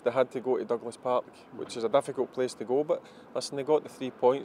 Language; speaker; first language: English; native; English